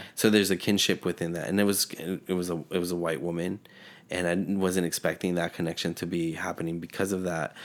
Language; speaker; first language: English; early bilingual, other home language; Spanish